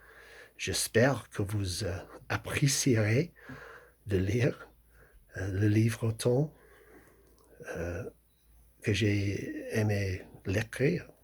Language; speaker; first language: French; non-native, fluent; English